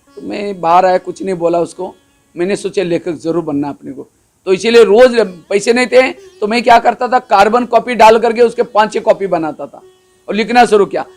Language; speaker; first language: Hindi; non-native, local second language; Marathi